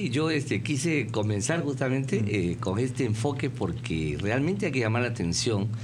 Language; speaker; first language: Spanish; native; Spanish